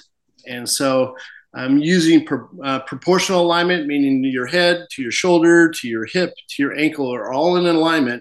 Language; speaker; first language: English; native; English